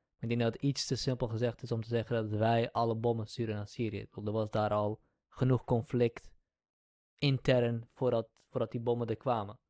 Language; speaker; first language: Dutch; early bilingual, other home language; Kurdish